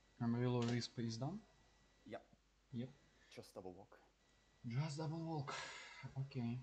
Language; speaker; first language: English; non-native, learner; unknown